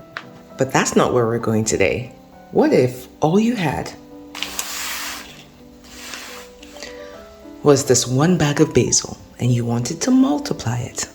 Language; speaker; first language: English; native; English